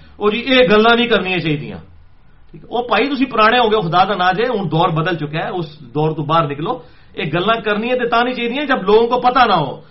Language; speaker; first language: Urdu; non-native, local second language; Punjabi